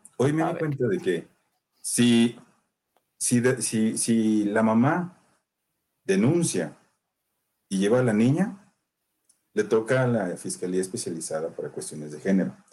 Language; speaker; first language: Spanish; native; Spanish